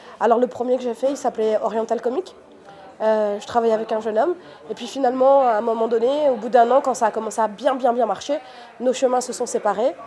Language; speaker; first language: French; native; French